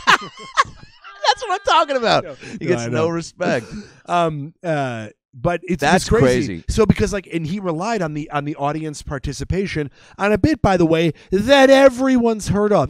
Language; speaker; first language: English; native; English